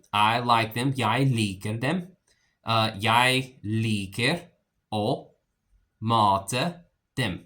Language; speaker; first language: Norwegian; non-native, learner; English